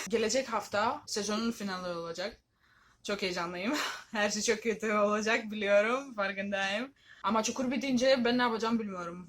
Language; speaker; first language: Turkish; non-native, learner; Greek